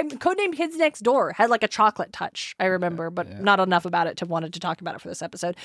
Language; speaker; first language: English; native; English